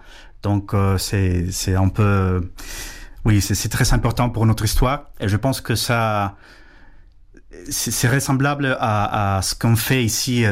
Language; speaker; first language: French; non-native, fluent; Spanish